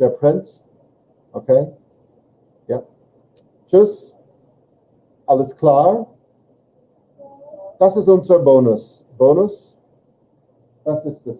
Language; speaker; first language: German; non-native, fluent; English